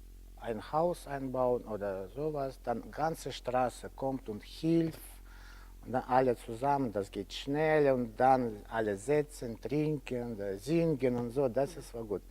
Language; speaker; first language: German; non-native, learner; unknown